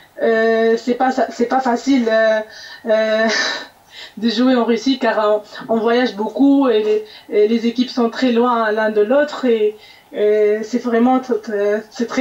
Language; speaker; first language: French; non-native, local second language; Arabic